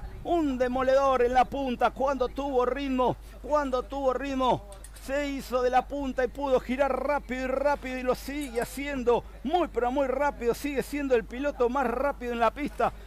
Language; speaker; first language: Spanish; native; Spanish